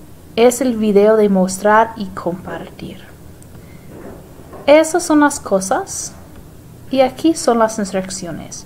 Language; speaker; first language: Spanish; non-native, fluent; English